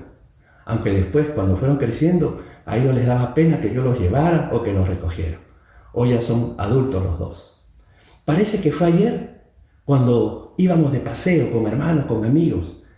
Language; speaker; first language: Spanish; native; Spanish